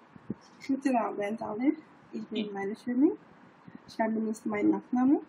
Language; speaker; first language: German; non-native, learner; Bangla